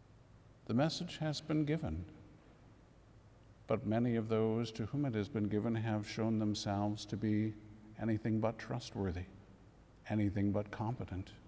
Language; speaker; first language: English; native; English